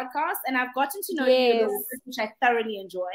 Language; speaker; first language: English; non-native, local second language; Zulu